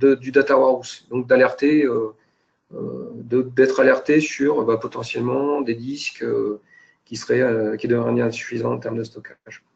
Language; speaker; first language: French; native; French